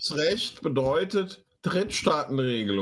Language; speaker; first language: German; native; German